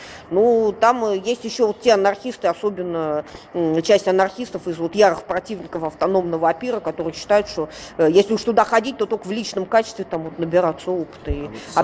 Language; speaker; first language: Russian; native; Russian